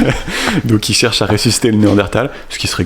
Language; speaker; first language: French; native; French